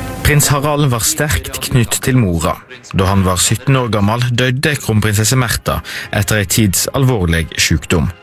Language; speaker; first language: Norwegian; native; Norwegian